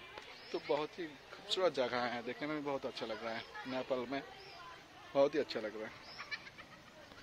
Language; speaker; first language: Hindi; non-native, local second language; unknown